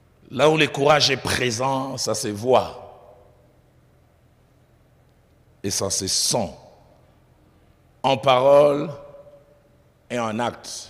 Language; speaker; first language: French; non-native, local second language; Lingala